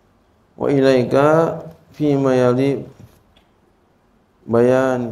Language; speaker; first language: Arabic; non-native, fluent; Indonesian